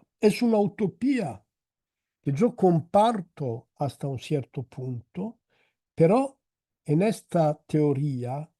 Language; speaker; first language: Spanish; non-native, fluent; Italian